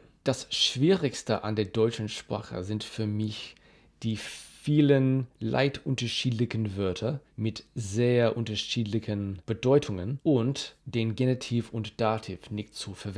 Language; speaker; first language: German; non-native, fluent; English